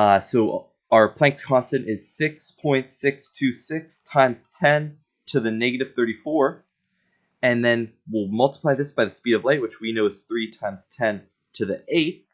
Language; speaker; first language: English; native; English